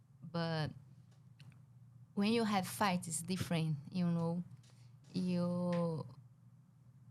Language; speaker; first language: English; non-native, learner; Portuguese